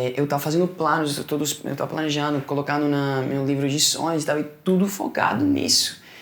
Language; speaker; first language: Portuguese; non-native, fluent; Spanish